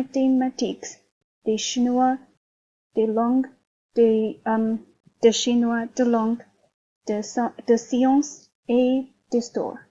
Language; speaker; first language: French; non-native, learner; Chinese